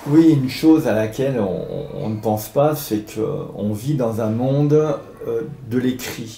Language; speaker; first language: French; native; French